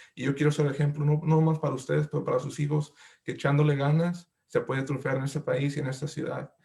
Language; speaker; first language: Spanish; early bilingual, heritage; Spanish